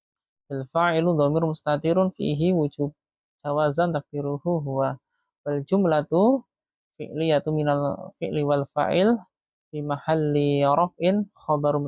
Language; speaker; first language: Arabic; non-native, fluent; Indonesian